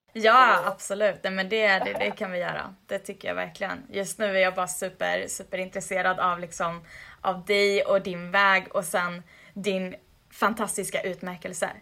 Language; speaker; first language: Swedish; early bilingual, other home language; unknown